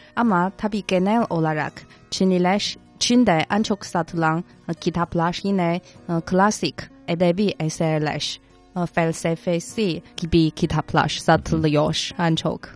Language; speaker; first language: Turkish; non-native, fluent; Chinese